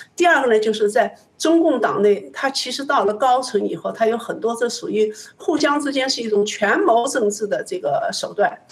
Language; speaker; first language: Chinese; native; Chinese